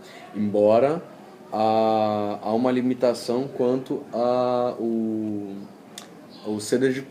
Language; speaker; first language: Portuguese; native; Portuguese